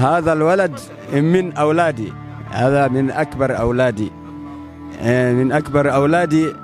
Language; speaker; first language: Arabic; non-native, fluent; Fula